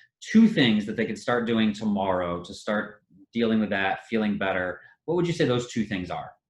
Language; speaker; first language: English; native; English